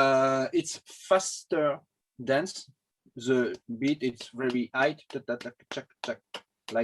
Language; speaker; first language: English; non-native, learner; French